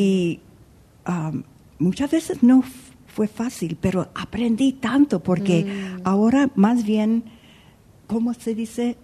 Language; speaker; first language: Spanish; early bilingual, heritage; Spanish